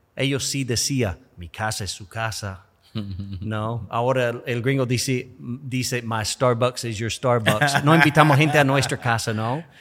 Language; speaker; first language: Spanish; non-native, fluent; English